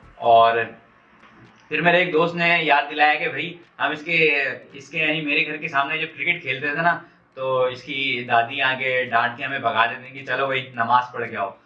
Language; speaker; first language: Urdu; non-native, local second language; Punjabi